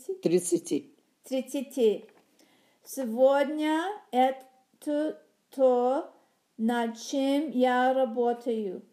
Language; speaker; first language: Russian; non-native, learner; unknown